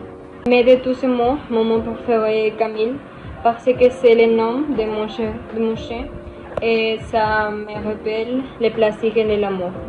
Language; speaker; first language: French; non-native, learner; Spanish